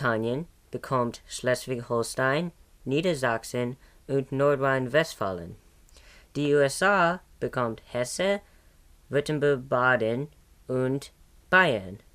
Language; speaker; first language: German; non-native, learner; English